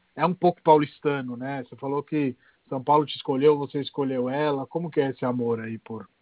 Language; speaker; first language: Portuguese; non-native, fluent; Italian